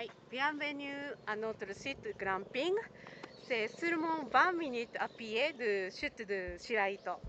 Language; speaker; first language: French; non-native, learner; Japanese